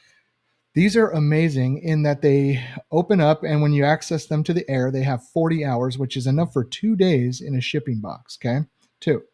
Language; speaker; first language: English; native; English